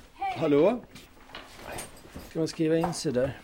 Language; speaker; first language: Swedish; native; Swedish